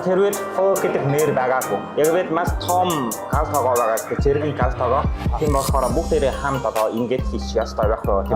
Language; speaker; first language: Mongolian; non-native, learner; Vietnamese